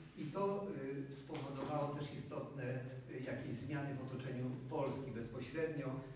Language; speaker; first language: Polish; native; Polish